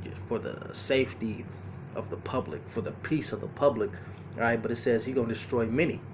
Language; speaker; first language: English; native; English